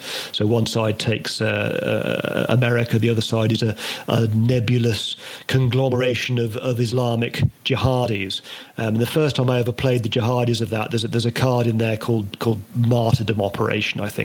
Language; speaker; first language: English; native; English